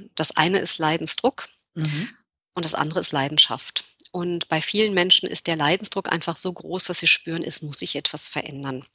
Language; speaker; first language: German; native; German